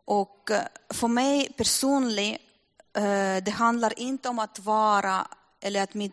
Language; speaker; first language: Swedish; non-native, fluent; Russian